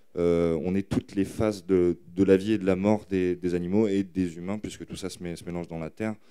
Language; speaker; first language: French; native; French